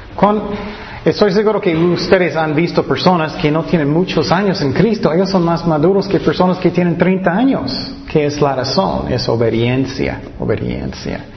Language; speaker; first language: Spanish; non-native, fluent; English